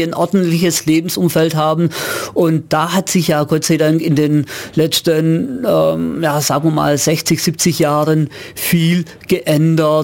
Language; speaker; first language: German; native; German